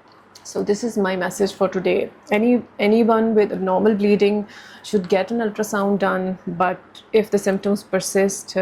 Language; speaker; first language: English; non-native, local second language; Urdu